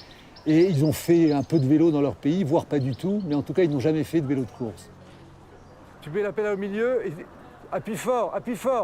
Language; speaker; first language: French; native; French